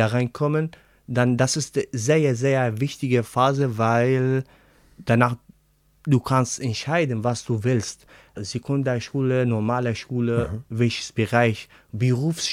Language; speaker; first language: German; non-native, learner; Arabic